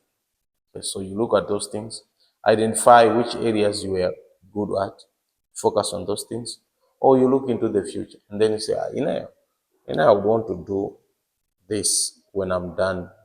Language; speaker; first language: English; non-native, local second language; Nyanja